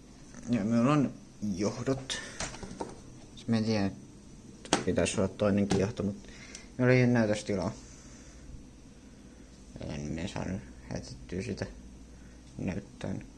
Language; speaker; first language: Finnish; non-native, learner; English